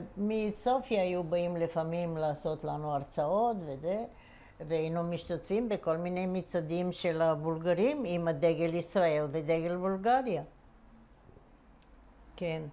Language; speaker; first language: Hebrew; non-native, fluent; Bulgarian